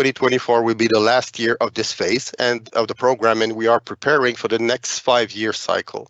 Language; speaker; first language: English; non-native, fluent; French